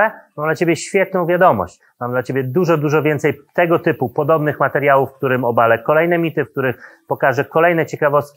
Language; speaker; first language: Polish; native; Polish